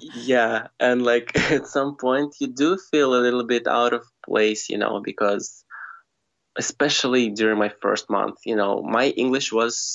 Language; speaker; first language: English; non-native, fluent; Russian